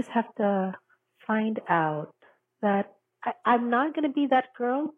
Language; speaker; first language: English; non-native, local second language; Filipino